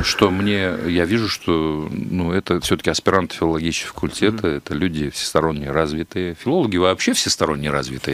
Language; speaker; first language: Russian; native; Russian